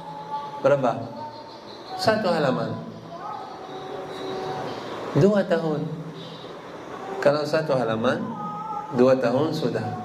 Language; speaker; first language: Indonesian; non-native, learner; Arabic